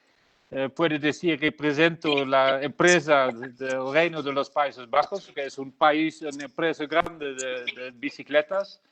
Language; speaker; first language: Spanish; non-native, learner; Dutch